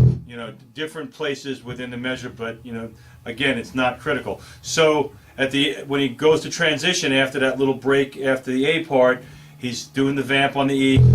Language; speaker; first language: English; native; English